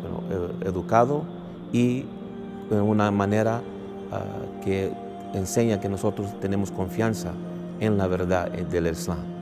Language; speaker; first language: Spanish; early bilingual, heritage; English